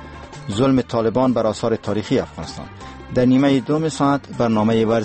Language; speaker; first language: Persian; native; Persian